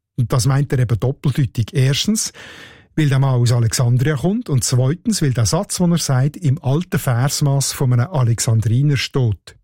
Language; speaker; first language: German; native; German